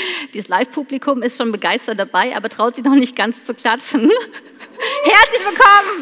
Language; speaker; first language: German; native; German